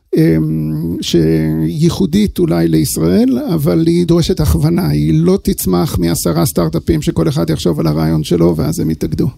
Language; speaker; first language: Hebrew; early bilingual, other home language; English